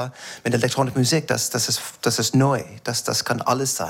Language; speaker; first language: German; non-native, fluent; English